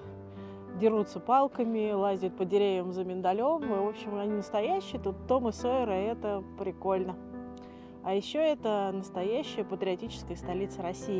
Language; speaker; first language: Russian; native; Russian